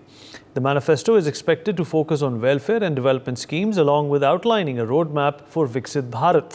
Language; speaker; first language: English; non-native, local second language; Hindi